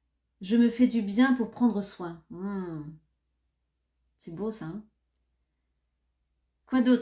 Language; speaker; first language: French; native; French